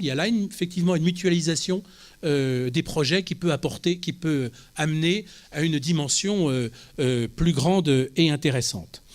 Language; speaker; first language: French; native; French